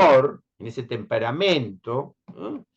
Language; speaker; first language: Spanish; native; Spanish